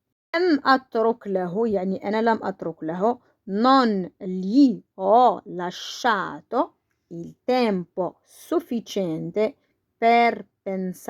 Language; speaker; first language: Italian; non-native, fluent; Arabic